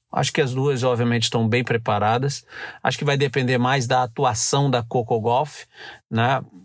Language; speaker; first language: Portuguese; native; Portuguese